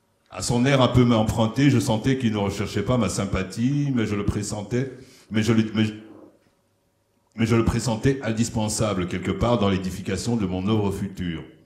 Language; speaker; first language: French; non-native, local second language; Lingala